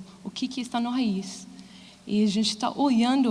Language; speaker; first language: Portuguese; non-native, fluent; English